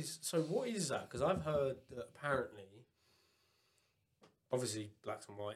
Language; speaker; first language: English; native; English